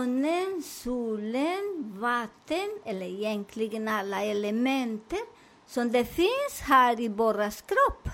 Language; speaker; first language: Swedish; non-native, learner; Spanish